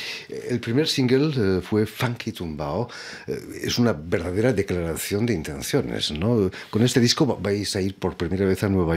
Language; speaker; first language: Spanish; native; Spanish